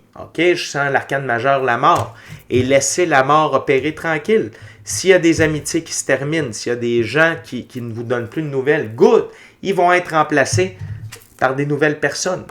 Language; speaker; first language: French; native; French